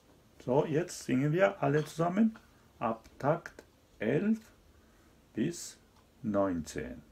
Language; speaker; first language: German; non-native, learner; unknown